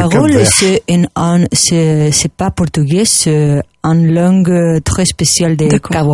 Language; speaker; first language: French; non-native, learner; Spanish